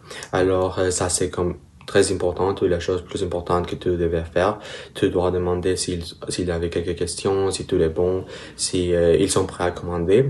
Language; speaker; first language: French; non-native, learner; Spanish